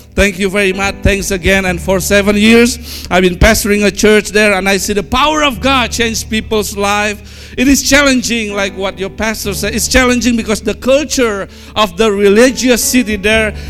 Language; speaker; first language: English; non-native, fluent; Indonesian